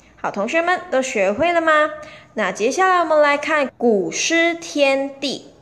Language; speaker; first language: Chinese; native; Chinese